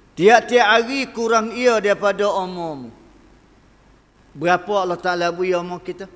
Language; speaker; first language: Malay; native; Malay